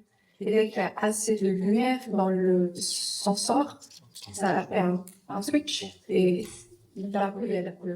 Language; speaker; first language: French; non-native, fluent; Vietnamese